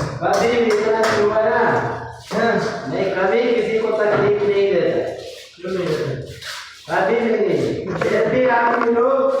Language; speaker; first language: Hindi; non-native, learner; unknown